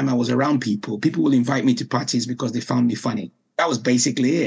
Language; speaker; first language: English; non-native, local second language; Yoruba